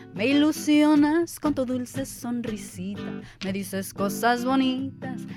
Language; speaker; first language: Spanish; early bilingual, heritage; Spanish